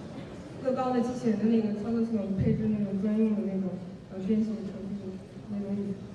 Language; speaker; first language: Chinese; native; Chinese